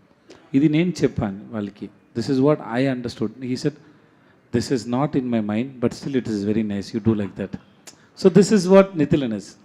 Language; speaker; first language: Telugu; non-native, learner; Tamil